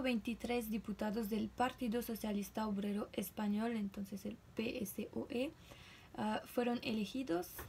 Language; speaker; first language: Spanish; non-native, learner; French